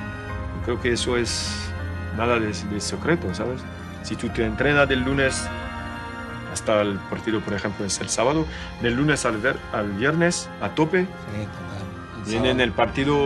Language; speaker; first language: Spanish; non-native, learner; French